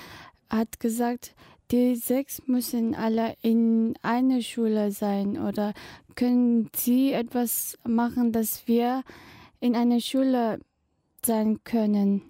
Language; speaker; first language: German; non-native, fluent; Tibetan